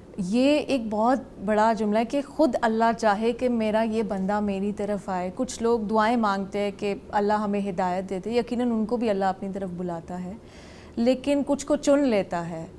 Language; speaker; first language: Urdu; non-native, local second language; Punjabi